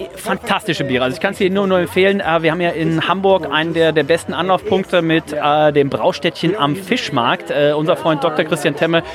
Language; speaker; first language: German; native; German